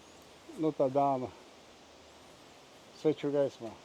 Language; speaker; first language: Russian; non-native, learner; Latvian